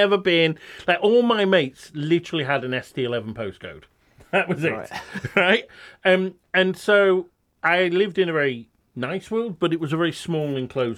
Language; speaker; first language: English; native; English